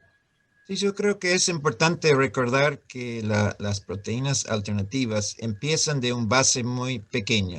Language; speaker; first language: Spanish; non-native, fluent; English